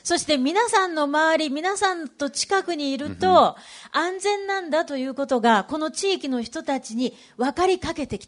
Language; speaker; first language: Japanese; native; Japanese